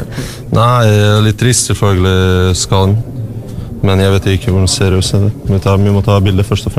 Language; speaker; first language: Norwegian; non-native, learner; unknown